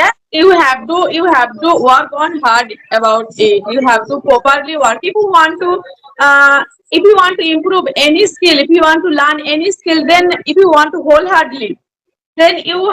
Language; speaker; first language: English; non-native, learner; Bangla